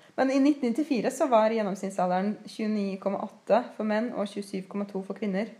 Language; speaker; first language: Norwegian; native; Norwegian